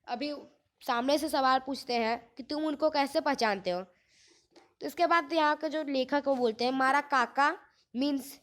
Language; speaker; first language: Hindi; non-native, local second language; Gujarati